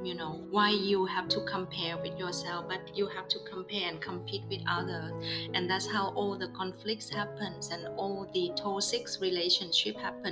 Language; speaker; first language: English; non-native, fluent; Vietnamese